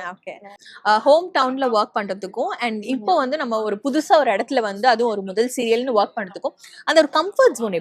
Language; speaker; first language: Tamil; native; Tamil